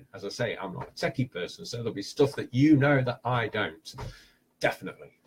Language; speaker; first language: English; native; English